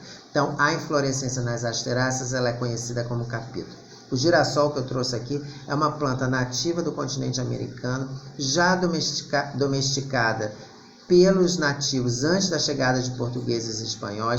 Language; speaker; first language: Portuguese; native; Portuguese